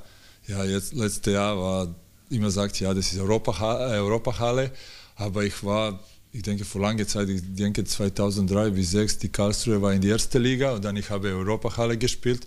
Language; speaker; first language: German; non-native, learner; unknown